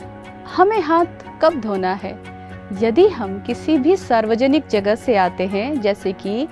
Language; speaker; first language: Hindi; native; Hindi